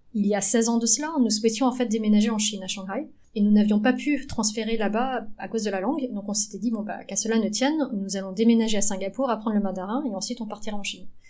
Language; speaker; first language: French; early bilingual, other home language; Vietnamese